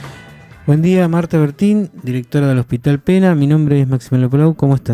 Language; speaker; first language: Spanish; native; Spanish